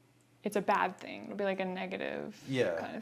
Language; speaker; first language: English; native; English